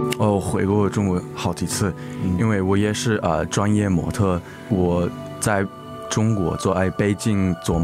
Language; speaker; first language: Chinese; early bilingual, heritage; English